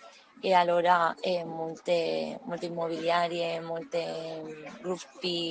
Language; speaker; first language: Italian; non-native, learner; Spanish